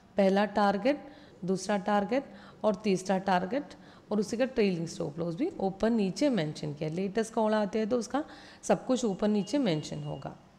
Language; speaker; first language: Hindi; non-native, local second language; Malayalam